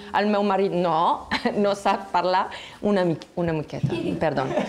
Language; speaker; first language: Catalan; non-native, local second language; French